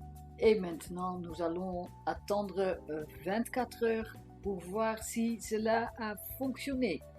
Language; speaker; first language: French; non-native, fluent; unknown